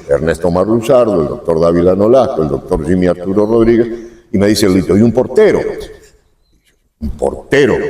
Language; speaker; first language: Spanish; native; Spanish